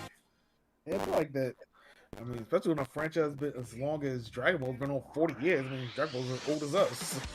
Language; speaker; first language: English; native; English